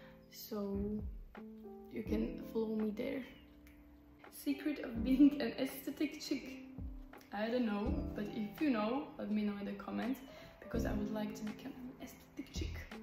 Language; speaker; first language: English; non-native, fluent; Slovak